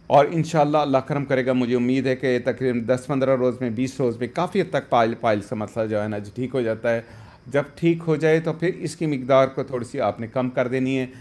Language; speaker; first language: Urdu; native; Urdu